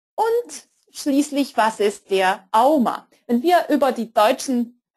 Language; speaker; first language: German; non-native, fluent; Polish